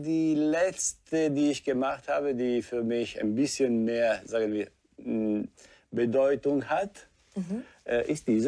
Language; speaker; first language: German; non-native, fluent; Italian